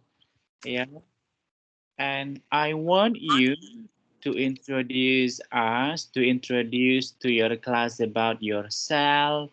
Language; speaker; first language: English; non-native, fluent; Indonesian